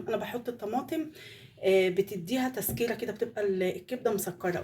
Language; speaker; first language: Arabic; native; Arabic